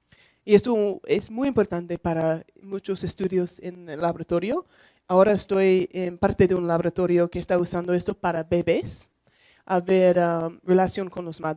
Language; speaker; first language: Spanish; non-native, learner; English